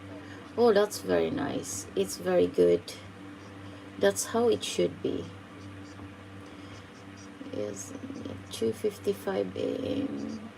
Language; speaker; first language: English; non-native, fluent; Filipino